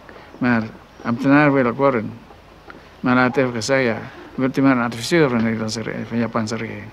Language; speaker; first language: Dutch; non-native, local second language; Minangkabau